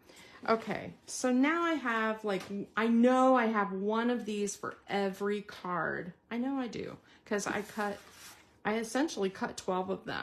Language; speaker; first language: English; native; English